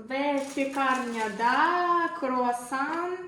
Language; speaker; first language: Turkish; non-native, learner; Russian